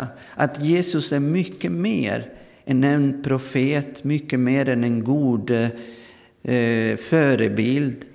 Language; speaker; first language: Swedish; non-native, fluent; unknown